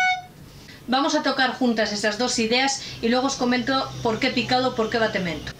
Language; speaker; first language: Spanish; native; Spanish